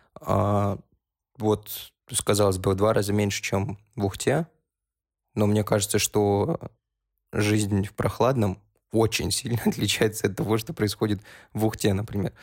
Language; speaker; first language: Russian; native; Russian